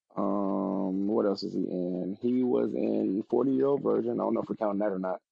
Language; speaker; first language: English; native; English